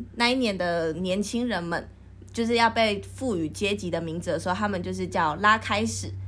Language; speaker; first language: Chinese; native; Chinese